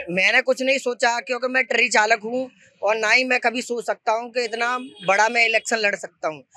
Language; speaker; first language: Hindi; native; Hindi